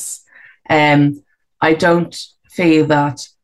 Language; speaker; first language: English; native; English